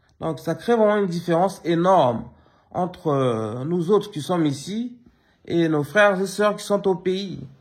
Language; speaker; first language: French; early bilingual, other home language; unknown